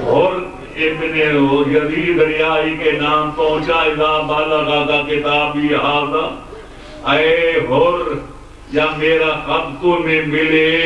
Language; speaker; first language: Urdu; non-native, local second language; Punjabi